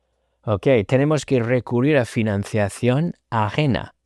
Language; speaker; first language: Spanish; non-native, fluent; English